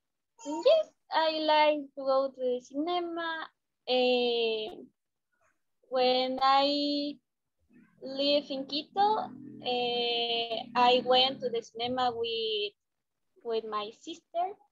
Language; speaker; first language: English; non-native, learner; Spanish